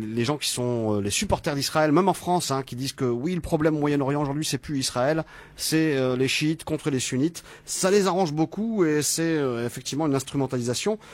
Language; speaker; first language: French; native; French